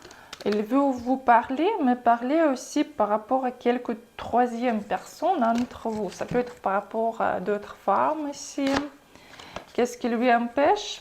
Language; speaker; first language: French; non-native, fluent; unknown